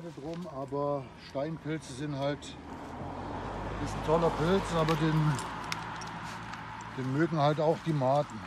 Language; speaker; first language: German; native; German